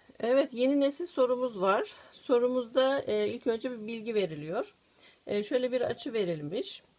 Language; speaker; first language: Turkish; native; Turkish